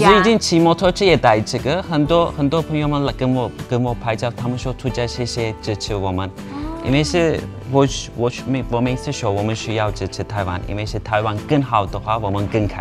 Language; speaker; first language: Chinese; non-native, fluent; Turkish